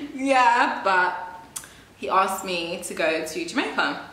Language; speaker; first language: English; native; English